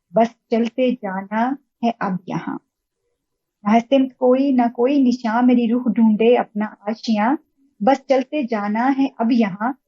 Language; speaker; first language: Urdu; native; Urdu